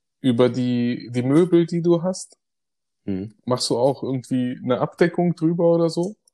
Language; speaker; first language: German; early bilingual, other home language; Greek